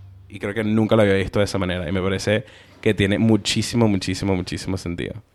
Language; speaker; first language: Spanish; early bilingual, heritage; Spanish